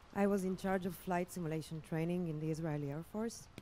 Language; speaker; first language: English; non-native, fluent; Hebrew